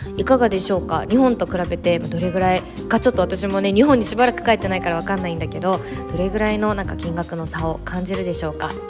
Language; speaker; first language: Japanese; early bilingual, other home language; Chinese